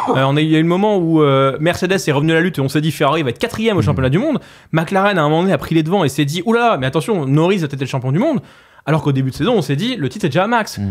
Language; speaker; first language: French; native; French